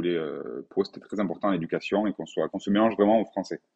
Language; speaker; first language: French; native; French